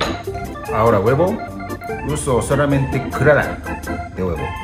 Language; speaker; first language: Spanish; non-native, learner; Japanese